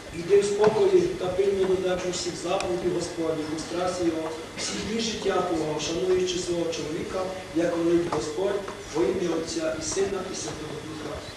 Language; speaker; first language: Ukrainian; native; Ukrainian